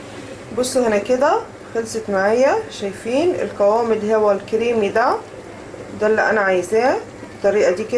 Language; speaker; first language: Arabic; native; Arabic